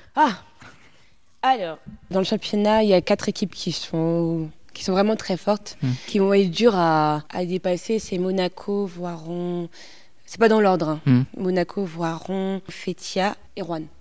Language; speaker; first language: French; native; French